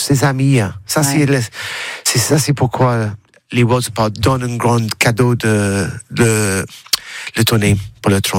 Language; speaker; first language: French; non-native, learner; English